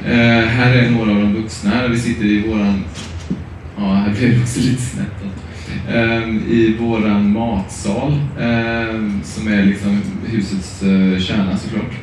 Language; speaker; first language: Swedish; native; Swedish